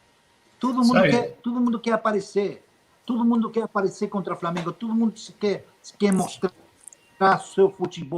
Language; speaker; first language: Portuguese; non-native, fluent; Spanish